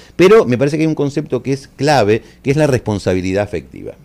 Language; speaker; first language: Spanish; native; Spanish